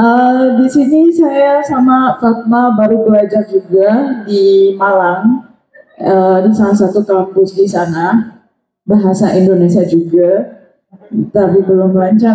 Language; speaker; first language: Indonesian; non-native, fluent; Arabic